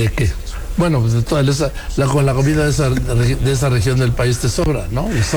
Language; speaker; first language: Spanish; native; Spanish